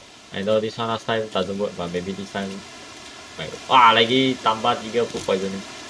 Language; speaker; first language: English; non-native, local second language; Chinese